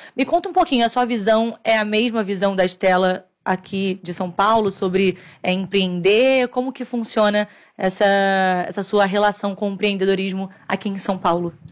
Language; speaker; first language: Portuguese; native; Portuguese